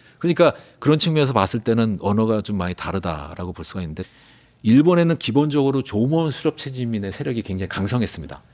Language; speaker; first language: Korean; native; Korean